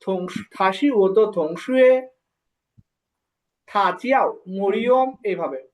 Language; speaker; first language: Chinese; non-native, fluent; Bangla